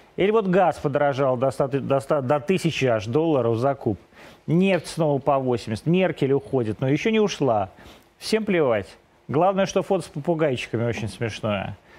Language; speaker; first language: Russian; native; Russian